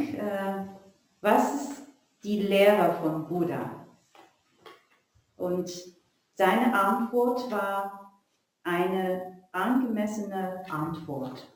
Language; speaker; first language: German; non-native, learner; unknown